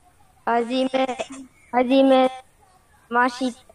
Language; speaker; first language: Japanese; non-native, learner; Malay